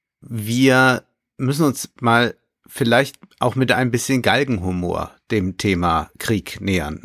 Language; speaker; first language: German; native; German